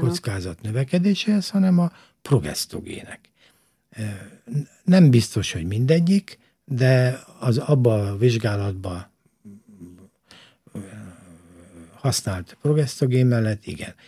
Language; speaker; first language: Hungarian; native; Hungarian